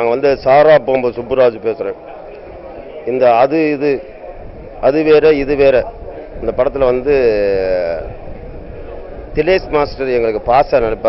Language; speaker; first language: Tamil; native; Tamil